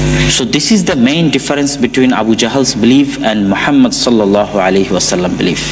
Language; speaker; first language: English; non-native, local second language; Bangla